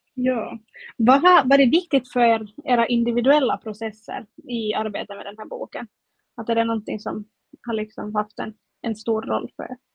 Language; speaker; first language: Swedish; native; Swedish